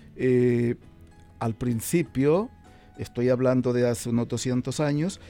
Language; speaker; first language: Spanish; native; Spanish